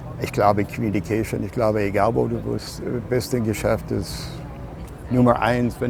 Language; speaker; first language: German; non-native, fluent; English